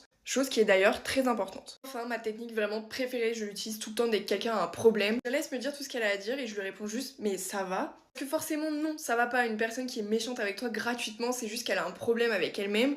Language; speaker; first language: French; native; French